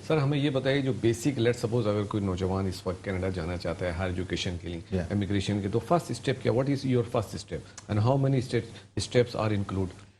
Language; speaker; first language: Urdu; native; Urdu